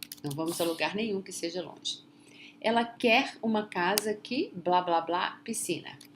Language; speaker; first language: Portuguese; non-native, fluent; English